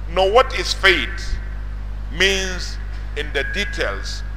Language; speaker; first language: English; non-native, local second language; Hausa